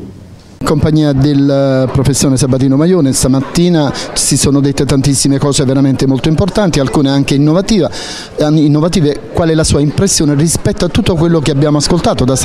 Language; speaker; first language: Italian; native; Italian